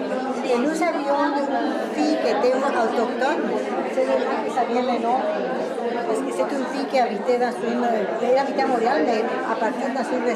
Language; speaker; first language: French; non-native, learner; Spanish